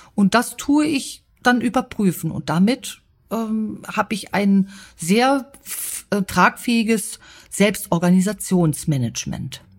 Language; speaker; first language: German; native; German